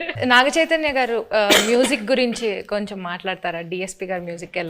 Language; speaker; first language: Telugu; native; Telugu